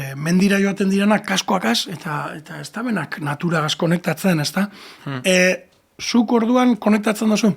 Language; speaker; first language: Basque; native; Basque